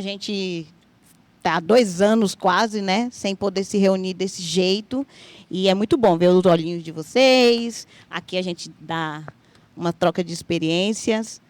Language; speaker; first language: Portuguese; native; Portuguese